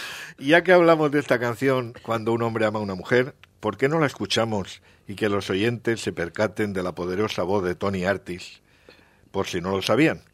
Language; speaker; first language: Spanish; native; Spanish